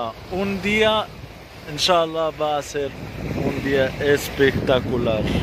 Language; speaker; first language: Spanish; non-native, fluent; Arabic